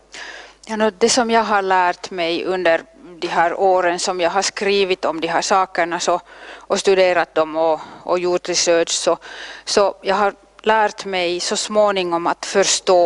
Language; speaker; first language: Swedish; non-native, local second language; Finnish